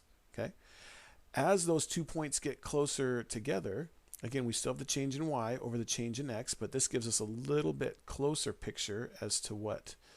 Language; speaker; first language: English; native; English